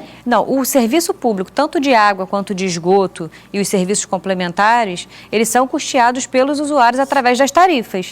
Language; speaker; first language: Portuguese; native; Portuguese